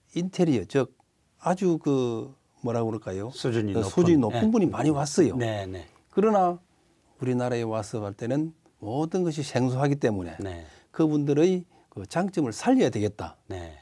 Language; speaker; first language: Korean; native; Korean